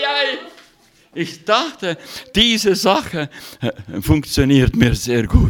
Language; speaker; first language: German; non-native, learner; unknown